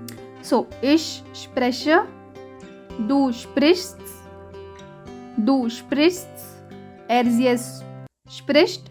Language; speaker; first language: German; non-native, fluent; Hindi